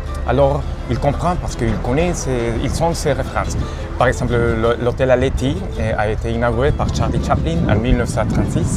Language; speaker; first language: French; non-native, fluent; Spanish